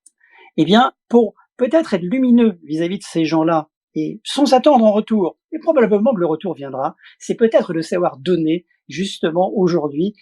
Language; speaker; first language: French; native; French